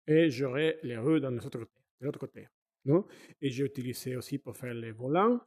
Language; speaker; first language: French; non-native, fluent; Spanish